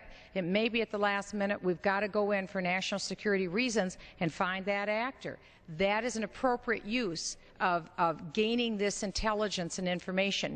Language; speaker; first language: English; native; English